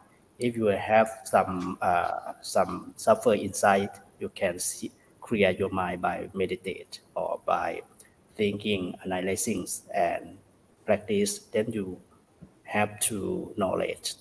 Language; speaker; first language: English; non-native, learner; Thai